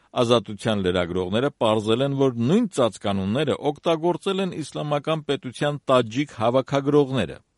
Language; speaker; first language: Armenian; native; Armenian